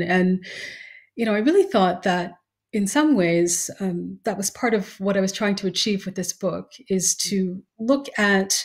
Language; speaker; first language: English; native; English